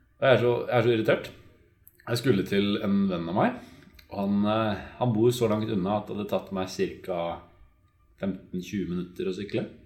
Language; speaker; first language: Norwegian; native; Norwegian